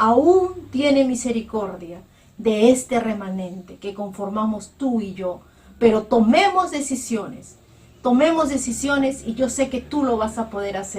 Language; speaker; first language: Spanish; native; Spanish